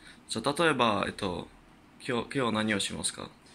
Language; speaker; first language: Japanese; non-native, learner; Czech